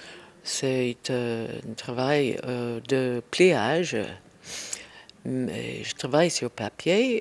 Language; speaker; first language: French; non-native, fluent; English